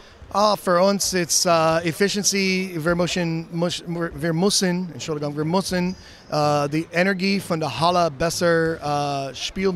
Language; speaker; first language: German; non-native, learner; English